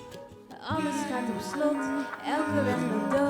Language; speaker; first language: Dutch; early bilingual, other home language; Kinyarwanda